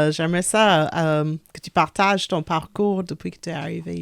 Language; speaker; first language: French; non-native, local second language; English